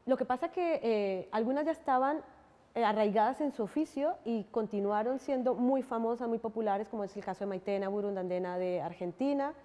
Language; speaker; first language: Spanish; native; Spanish